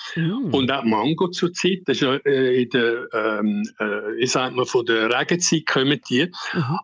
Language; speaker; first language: German; native; German